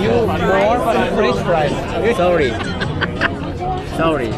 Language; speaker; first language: English; non-native, learner; Japanese